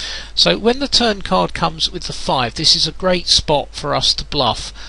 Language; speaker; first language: English; native; English